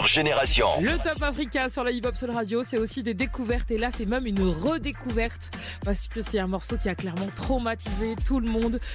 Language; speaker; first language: French; native; French